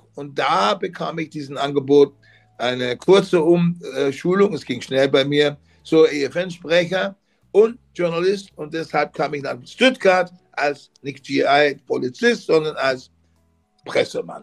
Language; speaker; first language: German; non-native, fluent; English